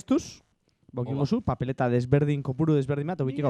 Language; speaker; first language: Basque; native; Basque